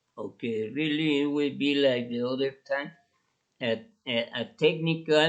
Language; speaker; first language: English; non-native, fluent; Spanish